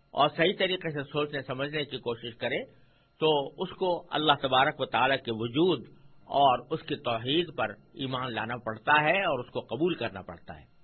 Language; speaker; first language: Urdu; native; Urdu